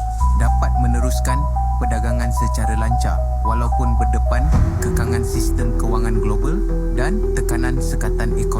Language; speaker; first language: Malay; native; Malay